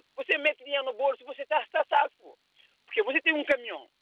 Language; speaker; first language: Portuguese; non-native, local second language; Kabuverdianu